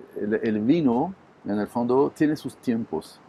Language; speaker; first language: Spanish; non-native, fluent; French